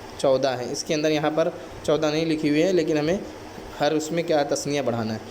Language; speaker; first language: Urdu; native; Urdu